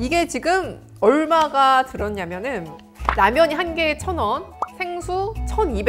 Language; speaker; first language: Korean; native; Korean